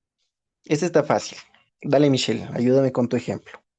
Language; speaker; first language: Spanish; native; Spanish